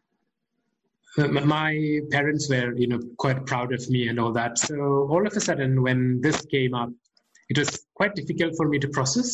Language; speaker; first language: English; non-native, local second language; Malayalam